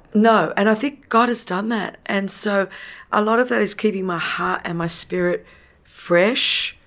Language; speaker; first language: English; non-native, local second language; Greek